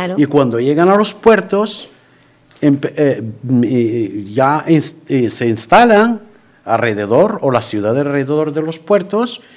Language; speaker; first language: Spanish; non-native, fluent; Arabic